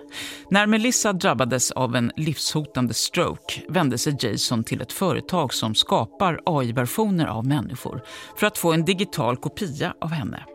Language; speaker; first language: Swedish; native; Swedish